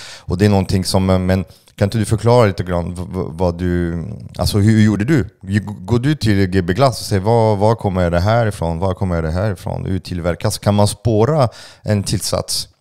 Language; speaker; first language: Swedish; non-native, fluent; French